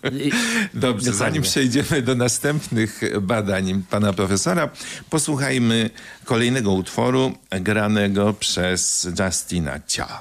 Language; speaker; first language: Polish; native; Polish